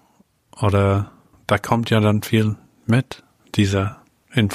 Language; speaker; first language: German; non-native, fluent; English